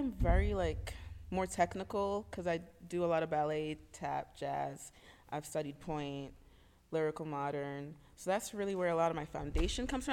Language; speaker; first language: English; native; English